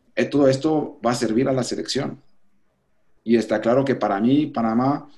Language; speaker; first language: Spanish; non-native, fluent; French